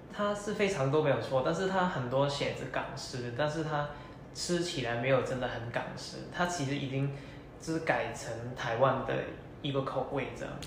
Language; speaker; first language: Chinese; non-native, local second language; Cantonese